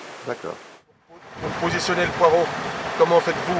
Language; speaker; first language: French; native; French